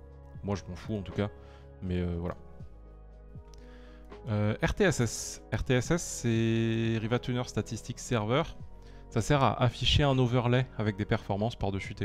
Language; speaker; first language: French; native; French